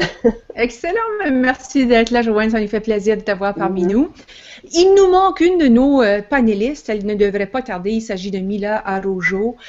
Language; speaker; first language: French; native; French